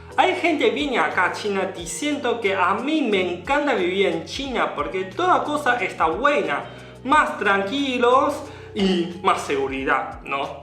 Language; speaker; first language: Spanish; non-native, learner; Chinese